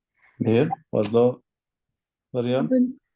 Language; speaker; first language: Arabic; non-native, fluent; Albanian